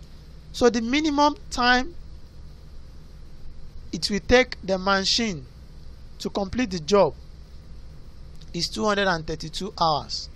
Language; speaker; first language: English; non-native, local second language; Yoruba